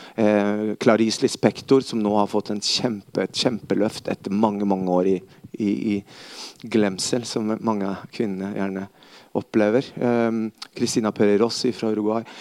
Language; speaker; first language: Norwegian; early bilingual, other home language; Spanish